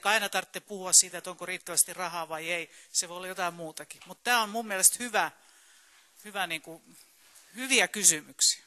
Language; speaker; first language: Finnish; native; Finnish